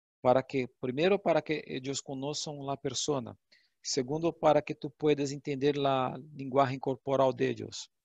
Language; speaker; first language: Portuguese; non-native, learner; Spanish